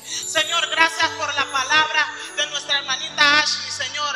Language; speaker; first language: Spanish; native; Spanish